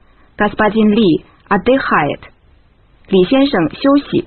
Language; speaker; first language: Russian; non-native, fluent; Chinese